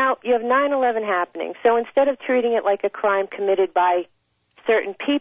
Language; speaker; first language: English; native; English